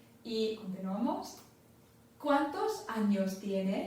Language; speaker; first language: Spanish; non-native, fluent; English